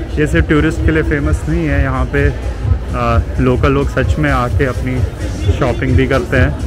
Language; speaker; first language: Hindi; native; Hindi